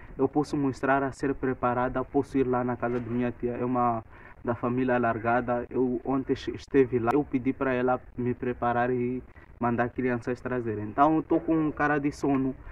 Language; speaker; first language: Portuguese; non-native, local second language; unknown